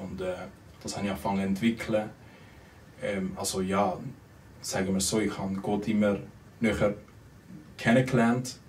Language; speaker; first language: German; early bilingual, other home language; Spanish